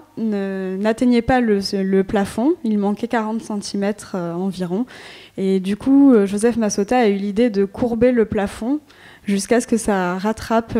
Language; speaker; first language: French; native; French